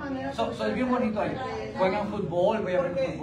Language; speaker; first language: Spanish; native; Spanish